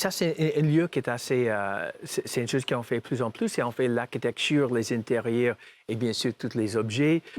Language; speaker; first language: French; non-native, fluent; English